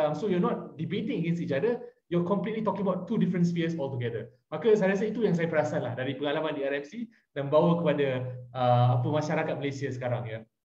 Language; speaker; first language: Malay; non-native, local second language; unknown